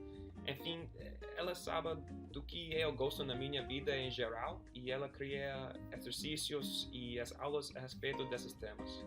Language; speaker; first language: Portuguese; non-native, fluent; English